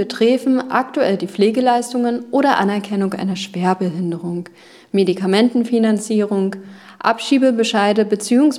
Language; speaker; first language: German; native; German